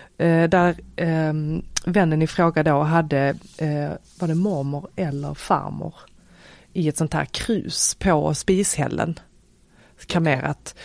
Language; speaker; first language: Swedish; native; Swedish